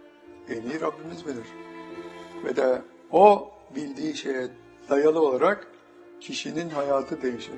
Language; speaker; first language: Turkish; native; Turkish